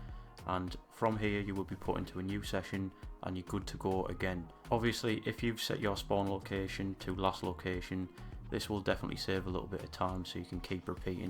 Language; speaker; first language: English; native; English